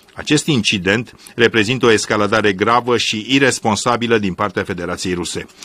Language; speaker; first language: Romanian; native; Romanian